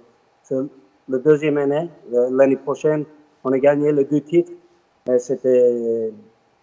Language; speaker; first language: French; non-native, learner; English